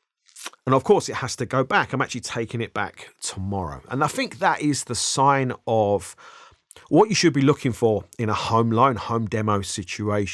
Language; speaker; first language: English; native; English